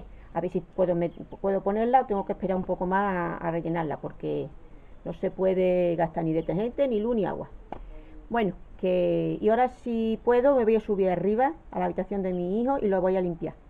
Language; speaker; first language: Spanish; native; Spanish